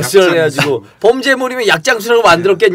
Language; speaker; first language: Korean; native; Korean